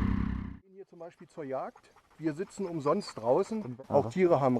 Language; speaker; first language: German; native; German